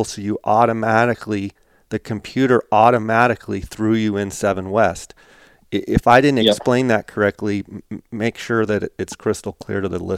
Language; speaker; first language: English; native; English